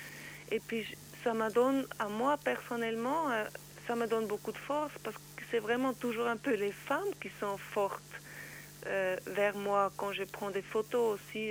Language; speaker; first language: French; non-native, learner; Swiss German